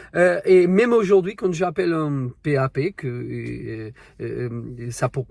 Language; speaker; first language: French; non-native, learner; Portuguese